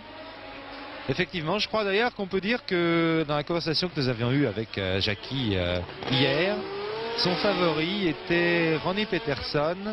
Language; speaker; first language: French; native; French